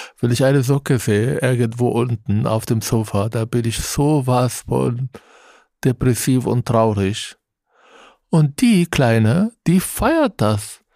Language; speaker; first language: German; non-native, fluent; Arabic